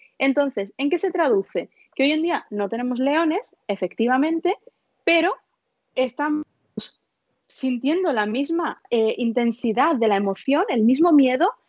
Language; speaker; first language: Spanish; early bilingual, other home language; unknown